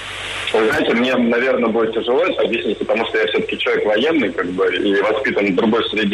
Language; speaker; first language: Russian; native; Russian